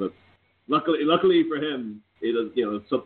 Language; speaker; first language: English; native; English